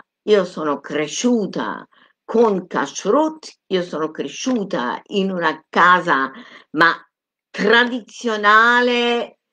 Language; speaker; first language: Italian; non-native, fluent; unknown